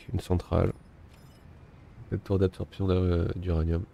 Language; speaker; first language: French; native; French